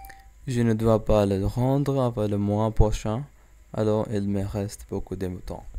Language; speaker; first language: French; non-native, learner; English